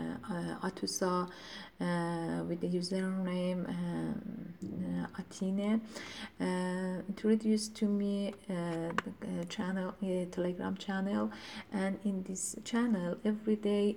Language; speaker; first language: English; non-native, learner; Persian